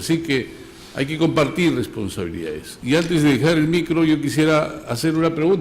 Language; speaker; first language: Spanish; native; Spanish